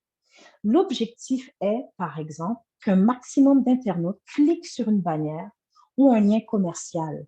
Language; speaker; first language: French; native; French